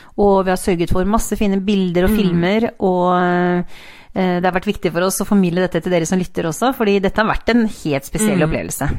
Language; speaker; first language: Norwegian; native; Norwegian